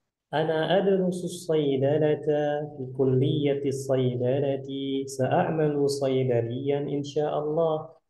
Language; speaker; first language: Arabic; non-native, fluent; Indonesian